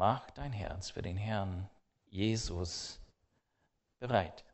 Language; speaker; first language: German; non-native, fluent; English